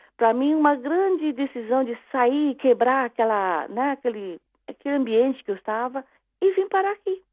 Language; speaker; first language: Portuguese; native; Portuguese